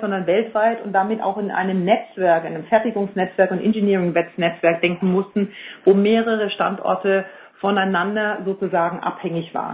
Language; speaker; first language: German; native; German